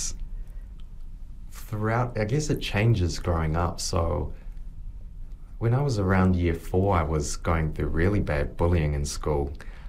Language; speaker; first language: English; native; English